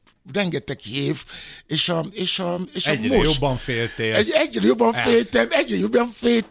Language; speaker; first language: Hungarian; non-native, fluent; Yoruba